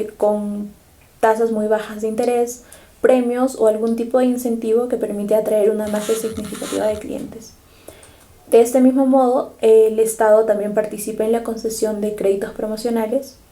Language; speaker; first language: Spanish; native; Spanish